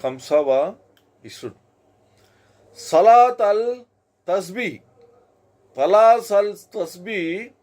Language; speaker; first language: Arabic; non-native, learner; Telugu